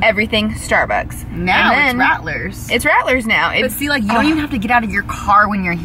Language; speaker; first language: English; native; English